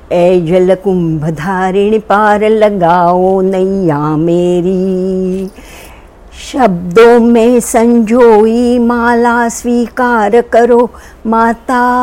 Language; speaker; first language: Hindi; non-native, local second language; Marathi